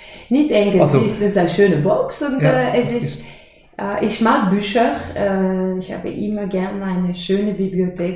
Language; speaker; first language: German; non-native, fluent; French